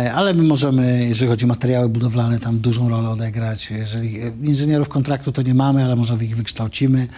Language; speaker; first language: Polish; native; Polish